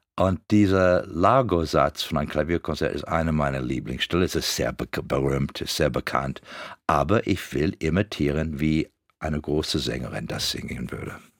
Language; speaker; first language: German; non-native, fluent; English